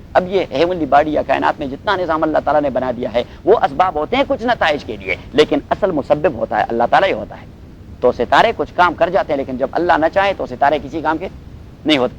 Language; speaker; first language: Urdu; non-native, local second language; Pashto